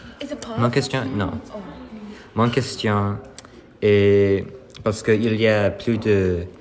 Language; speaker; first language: French; non-native, learner; English